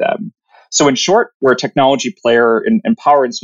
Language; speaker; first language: English; native; English